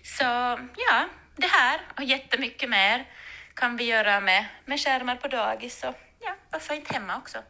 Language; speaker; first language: Swedish; native; Swedish